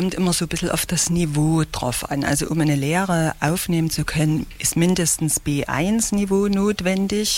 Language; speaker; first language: German; native; German